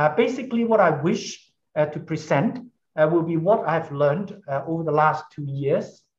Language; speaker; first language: English; non-native, local second language; Cantonese